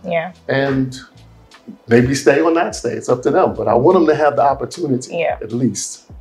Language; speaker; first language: English; native; English